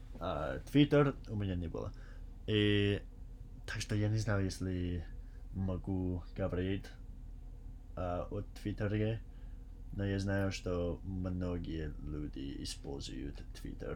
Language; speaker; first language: Russian; non-native, learner; English